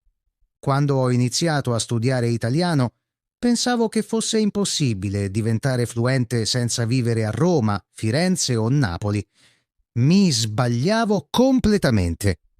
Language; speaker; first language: Italian; non-native, fluent; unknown